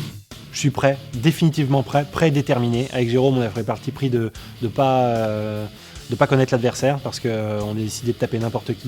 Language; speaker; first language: French; native; French